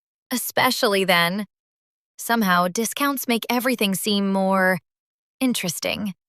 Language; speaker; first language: English; native; English